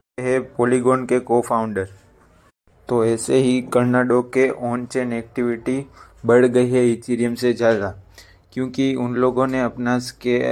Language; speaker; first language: Hindi; non-native, local second language; Gujarati